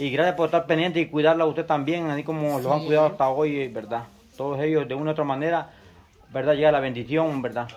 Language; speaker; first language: Spanish; native; Spanish